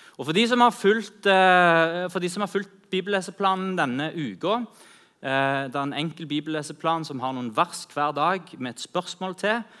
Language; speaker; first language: Norwegian; native; Norwegian